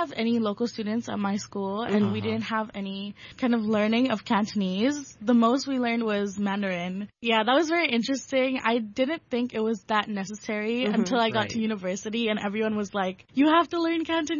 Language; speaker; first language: English; non-native, local second language; Bangla